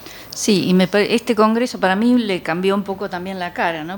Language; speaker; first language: Spanish; native; Spanish